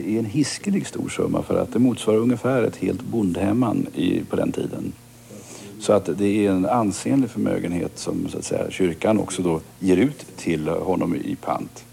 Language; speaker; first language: Swedish; native; Swedish